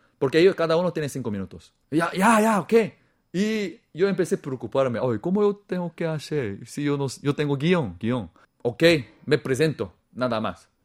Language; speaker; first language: Spanish; non-native, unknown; Korean